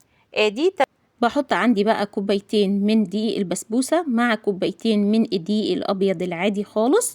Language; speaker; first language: Arabic; native; Arabic